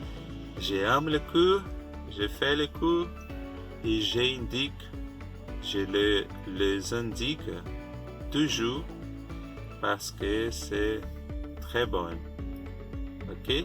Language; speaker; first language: French; non-native, fluent; Portuguese